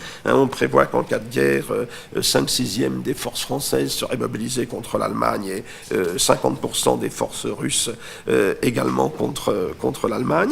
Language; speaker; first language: French; native; French